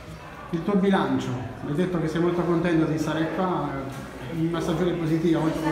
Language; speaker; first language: Italian; native; Italian